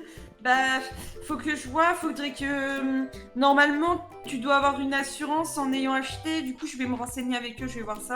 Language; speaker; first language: French; native; French